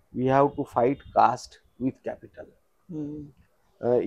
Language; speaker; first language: Hindi; non-native, local second language; Marathi